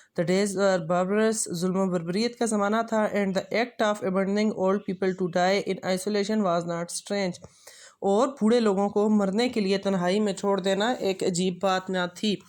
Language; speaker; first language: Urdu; non-native, local second language; Pashto